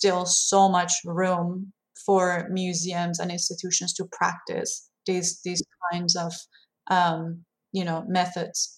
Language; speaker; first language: English; non-native, fluent; Persian